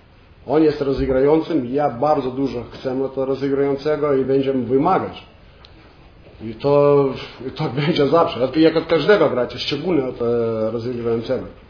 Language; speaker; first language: Polish; non-native, learner; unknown